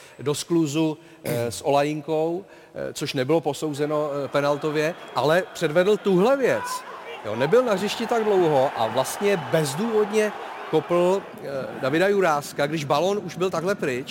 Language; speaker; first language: Czech; native; Czech